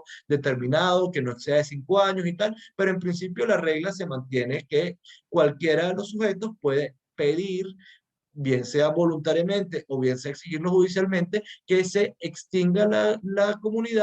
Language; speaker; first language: Spanish; native; Spanish